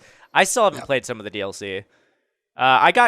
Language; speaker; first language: English; native; English